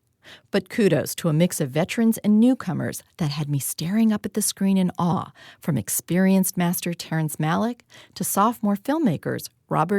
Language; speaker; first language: English; native; English